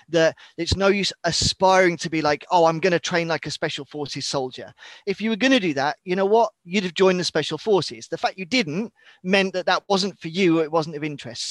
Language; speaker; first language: English; native; English